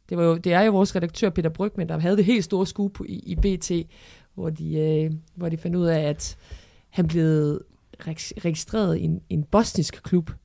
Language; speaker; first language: Danish; early bilingual, other home language; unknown